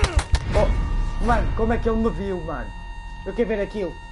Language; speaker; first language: Portuguese; native; Portuguese